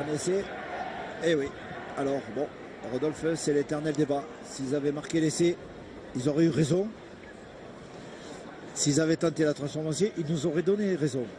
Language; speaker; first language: French; native; French